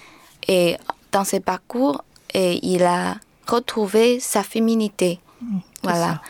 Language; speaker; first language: French; non-native, learner; Chinese